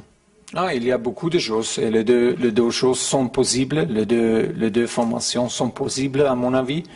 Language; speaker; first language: French; non-native, learner; German